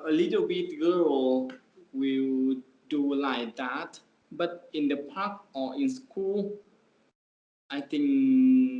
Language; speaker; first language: English; non-native, learner; Vietnamese